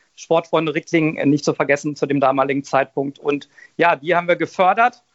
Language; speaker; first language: German; native; German